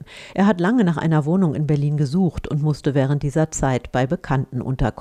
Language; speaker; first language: German; native; German